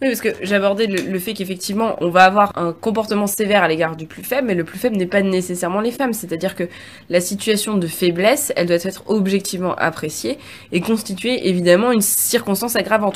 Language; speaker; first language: French; native; French